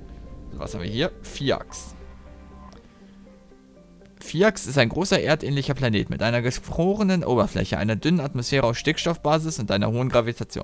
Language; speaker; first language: German; native; German